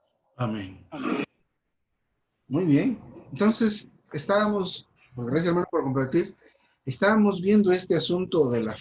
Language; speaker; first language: Spanish; native; Spanish